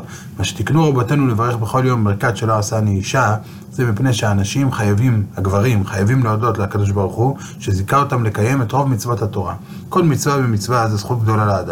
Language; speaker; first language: Hebrew; native; Hebrew